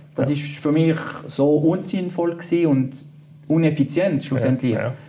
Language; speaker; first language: German; non-native, fluent; French